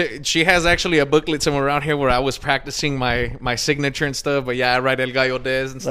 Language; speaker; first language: English; native; English